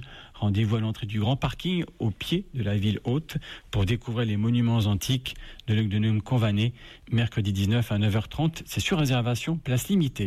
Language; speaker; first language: French; native; French